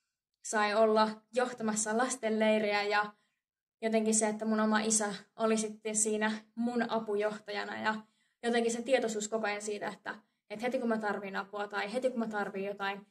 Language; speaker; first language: Finnish; native; Finnish